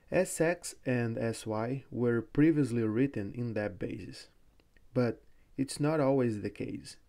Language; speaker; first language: English; non-native, fluent; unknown